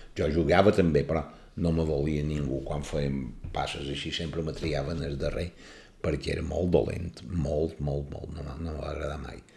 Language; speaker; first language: Catalan; native; Catalan